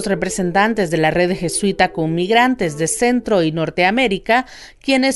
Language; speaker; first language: Spanish; native; Spanish